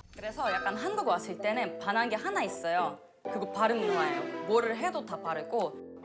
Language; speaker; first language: Korean; non-native, fluent; Russian